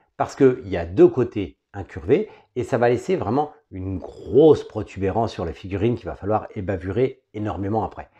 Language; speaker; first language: French; native; French